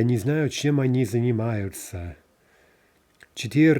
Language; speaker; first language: Russian; non-native, fluent; English